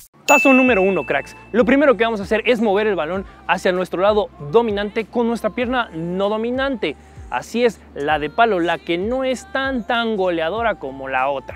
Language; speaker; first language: Spanish; native; Spanish